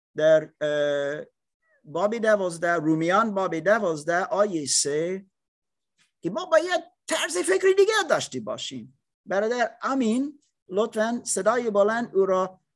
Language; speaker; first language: Persian; non-native, learner; English